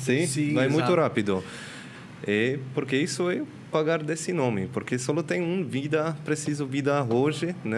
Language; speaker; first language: Portuguese; non-native, learner; Swiss German